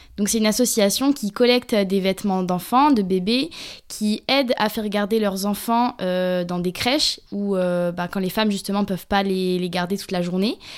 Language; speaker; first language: French; native; French